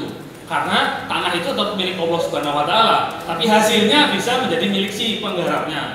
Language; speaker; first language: Indonesian; native; Indonesian